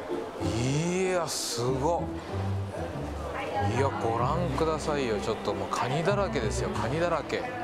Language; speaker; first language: Japanese; native; Japanese